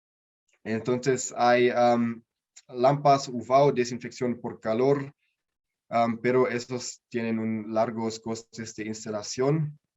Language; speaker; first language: Spanish; non-native, learner; German